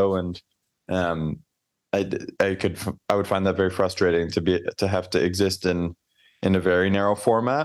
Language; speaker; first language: English; native; English